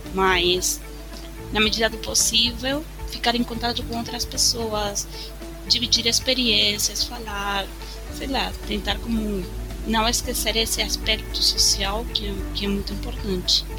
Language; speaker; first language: Portuguese; non-native, fluent; Spanish